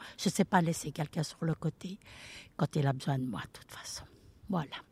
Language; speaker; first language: French; early bilingual, other home language; Italian